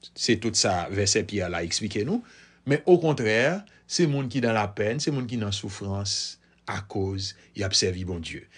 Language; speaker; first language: French; non-native, local second language; Haitian Creole